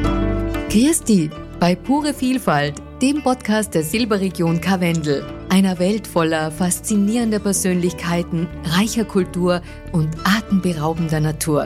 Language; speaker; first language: German; native; German